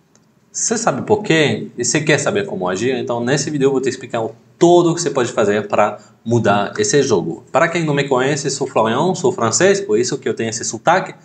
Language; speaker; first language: Portuguese; non-native, fluent; French